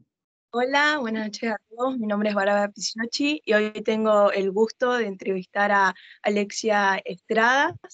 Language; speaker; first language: Spanish; native; Spanish